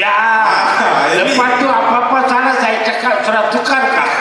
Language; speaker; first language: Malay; non-native, local second language; Tamil